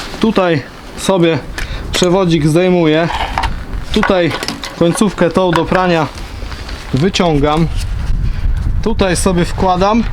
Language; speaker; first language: Polish; native; Polish